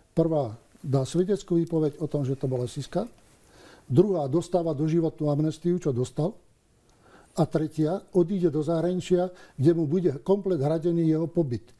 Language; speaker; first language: Slovak; native; Slovak